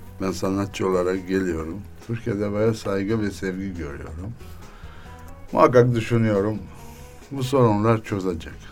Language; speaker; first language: Turkish; non-native, learner; Armenian